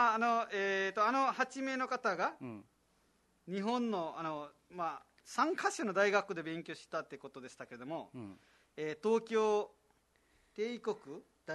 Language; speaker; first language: Japanese; non-native, fluent; Nepali